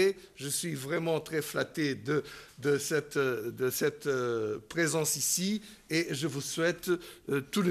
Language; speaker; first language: French; non-native, fluent; Portuguese